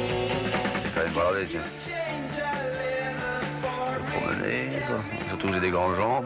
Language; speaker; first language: French; native; French